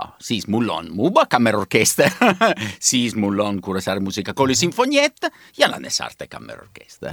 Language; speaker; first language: Estonian; non-native, learner; Italian